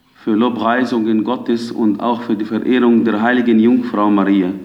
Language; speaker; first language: German; non-native, fluent; Arabic